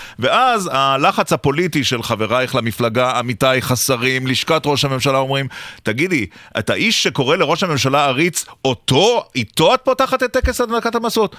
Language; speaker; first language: Hebrew; native; Hebrew